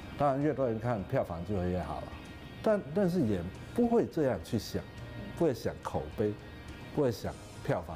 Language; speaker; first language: Chinese; non-native, local second language; Cantonese